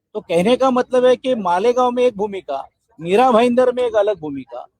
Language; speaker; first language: Hindi; non-native, local second language; Marathi